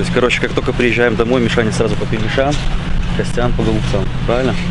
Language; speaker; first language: Russian; native; Russian